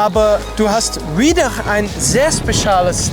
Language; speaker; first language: German; non-native, learner; Dutch